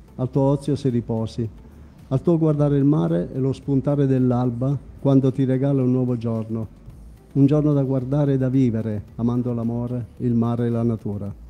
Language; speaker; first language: Italian; native; Italian